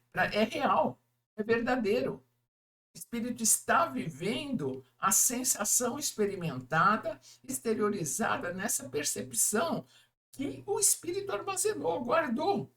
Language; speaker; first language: Portuguese; native; Portuguese